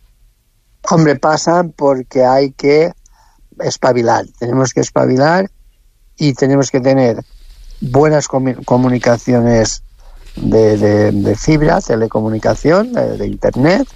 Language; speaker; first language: Spanish; native; Spanish